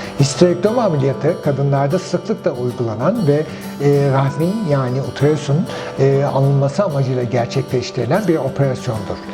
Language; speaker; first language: Turkish; native; Turkish